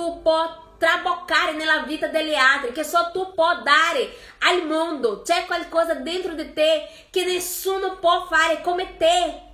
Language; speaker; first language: Italian; non-native, fluent; Portuguese